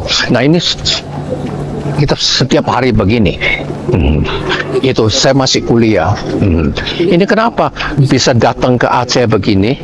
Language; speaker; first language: Indonesian; non-native, learner; Cantonese